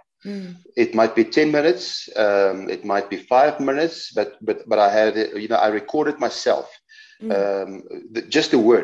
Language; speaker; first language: English; non-native, local second language; Afrikaans